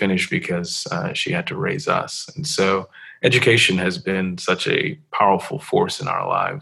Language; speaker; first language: English; native; English